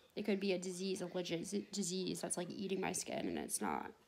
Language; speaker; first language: English; native; English